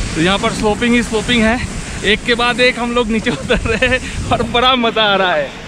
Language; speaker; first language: Hindi; non-native, local second language; Bangla